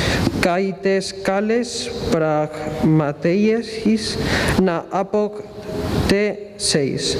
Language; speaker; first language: Greek; non-native, learner; Spanish